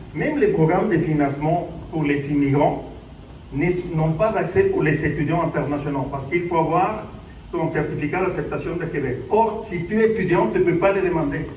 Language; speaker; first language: French; non-native, fluent; Spanish